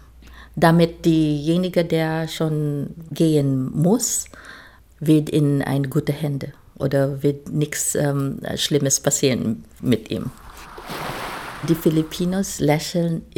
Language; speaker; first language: German; non-native, fluent; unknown